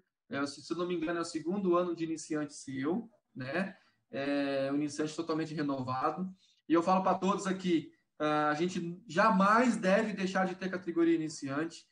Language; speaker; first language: Portuguese; native; Portuguese